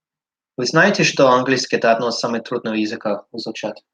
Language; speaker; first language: Russian; early bilingual, heritage; English